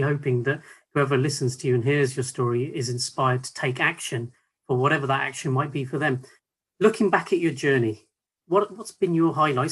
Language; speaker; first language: English; native; English